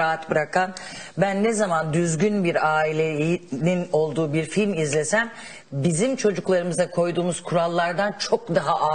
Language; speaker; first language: Turkish; native; Turkish